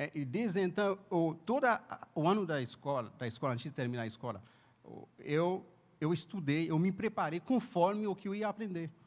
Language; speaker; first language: Portuguese; non-native, fluent; Haitian Creole